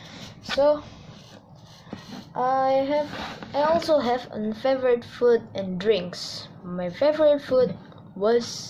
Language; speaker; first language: English; non-native, learner; Indonesian